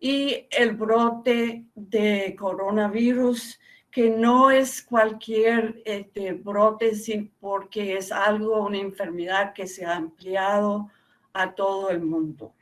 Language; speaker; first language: Spanish; non-native, fluent; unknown